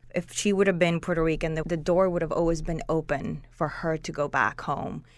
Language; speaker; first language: English; non-native, fluent; Spanish